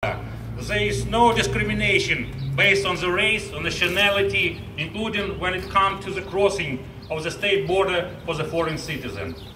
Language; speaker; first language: English; non-native, fluent; Ukrainian